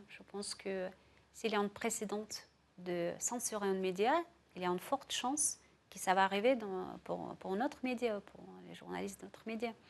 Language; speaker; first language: French; non-native, fluent; Russian